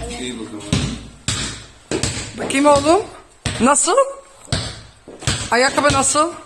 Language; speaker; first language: Turkish; non-native, fluent; Dutch